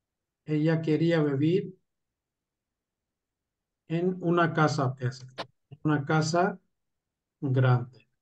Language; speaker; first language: Spanish; non-native, fluent; Urdu